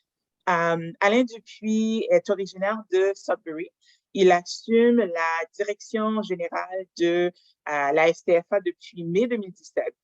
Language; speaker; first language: French; native; French